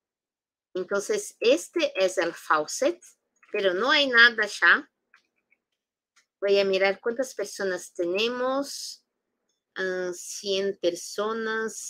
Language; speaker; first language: Spanish; non-native, fluent; Portuguese